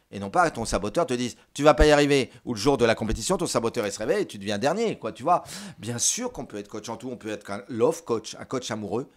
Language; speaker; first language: French; native; French